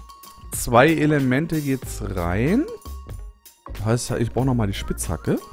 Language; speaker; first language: German; native; German